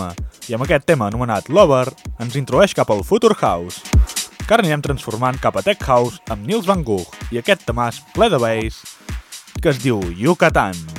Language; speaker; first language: Catalan; native; Catalan